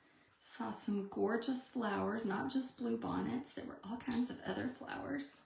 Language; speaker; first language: English; native; English